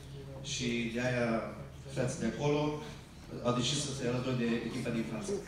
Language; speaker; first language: Romanian; early bilingual, heritage; Romanian